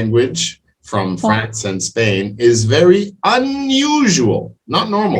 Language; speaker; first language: English; non-native, fluent; French